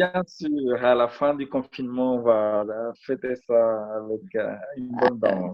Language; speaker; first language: French; non-native, fluent; Spanish